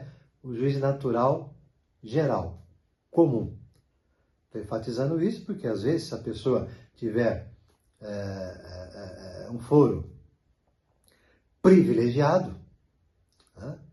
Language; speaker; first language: Portuguese; native; Portuguese